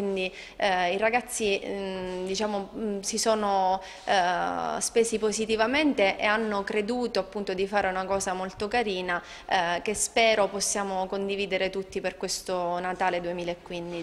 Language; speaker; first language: Italian; native; Italian